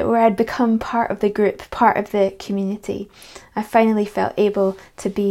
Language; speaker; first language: English; native; English